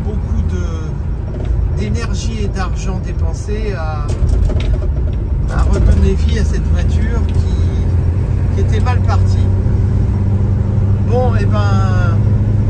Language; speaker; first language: French; native; French